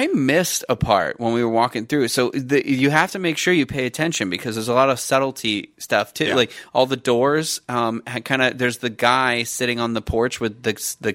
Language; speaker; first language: English; native; English